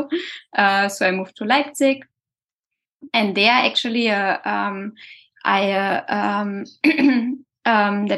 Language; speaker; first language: English; non-native, fluent; German